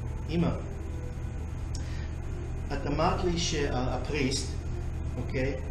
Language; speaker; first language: Hebrew; early bilingual, heritage; English